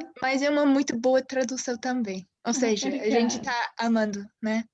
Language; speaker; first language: Portuguese; non-native, fluent; English